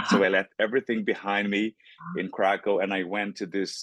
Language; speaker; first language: English; non-native, fluent; Portuguese